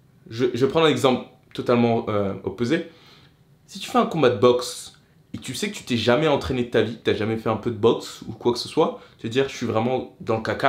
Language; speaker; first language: French; native; French